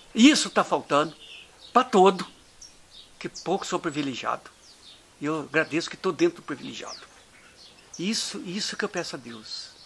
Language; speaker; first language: Portuguese; native; Portuguese